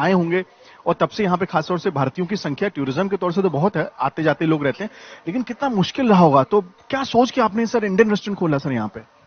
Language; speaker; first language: Hindi; native; Hindi